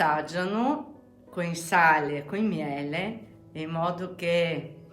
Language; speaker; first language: Italian; non-native, fluent; Bulgarian